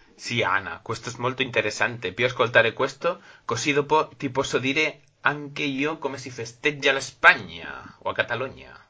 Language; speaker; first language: Italian; non-native, learner; Spanish